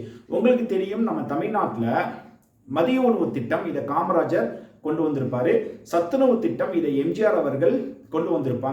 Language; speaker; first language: Tamil; native; Tamil